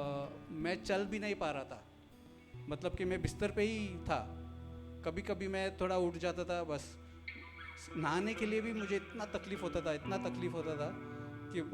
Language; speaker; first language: Hindi; non-native, local second language; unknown